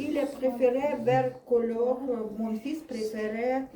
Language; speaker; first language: French; non-native, learner; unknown